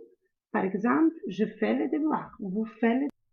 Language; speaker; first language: French; non-native, learner; Italian